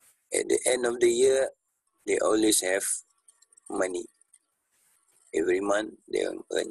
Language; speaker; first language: English; non-native, local second language; Malay